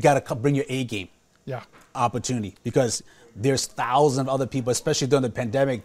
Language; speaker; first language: English; non-native, fluent; Lao